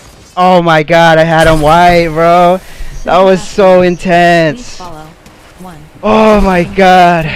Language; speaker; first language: English; native; English